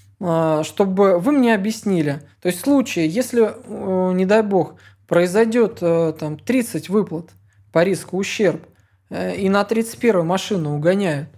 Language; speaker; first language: Russian; native; Russian